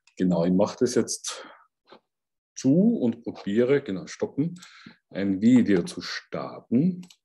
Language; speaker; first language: German; native; German